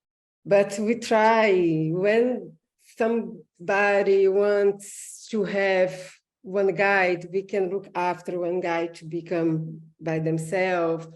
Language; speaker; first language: English; non-native, learner; Portuguese